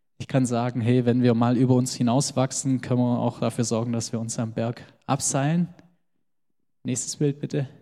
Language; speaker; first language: German; early bilingual, other home language; Albanian